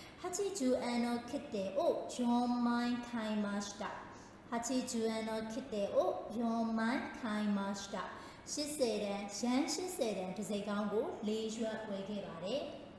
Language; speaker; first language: Japanese; non-native, fluent; Burmese